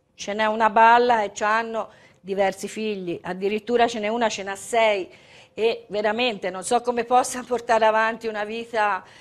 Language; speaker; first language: Italian; native; Italian